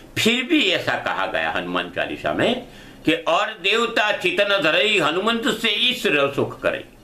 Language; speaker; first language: Hindi; non-native, local second language; Gujarati